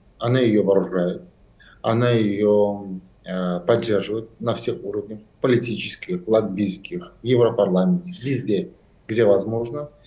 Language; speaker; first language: Russian; non-native, local second language; Azerbaijani